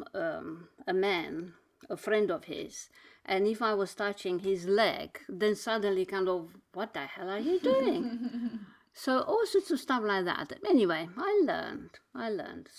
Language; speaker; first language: English; non-native, fluent; Romanian